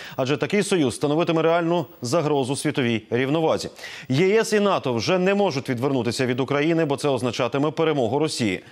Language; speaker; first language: Ukrainian; native; Ukrainian